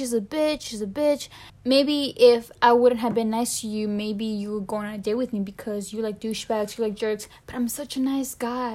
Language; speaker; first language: English; non-native, fluent; Spanish